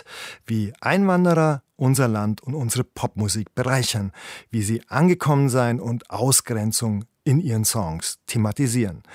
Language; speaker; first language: German; native; German